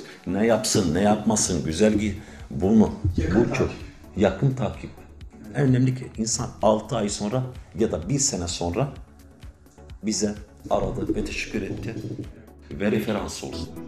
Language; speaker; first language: Turkish; non-native, learner; Arabic